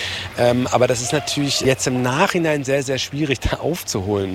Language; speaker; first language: German; native; German